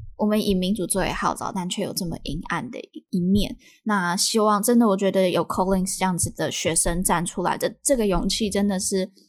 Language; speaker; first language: Chinese; native; Chinese